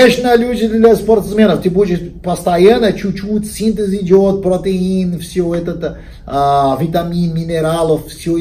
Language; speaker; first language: Russian; non-native, learner; Portuguese